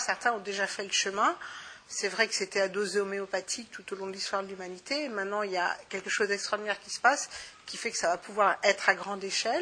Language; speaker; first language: French; native; French